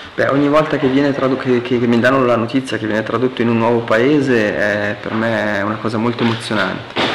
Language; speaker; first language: Italian; native; Italian